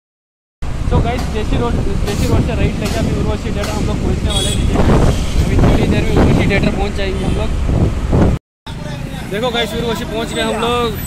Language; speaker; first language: Hindi; native; Hindi